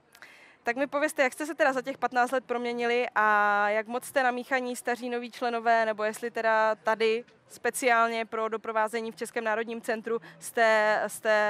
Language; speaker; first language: Czech; native; Czech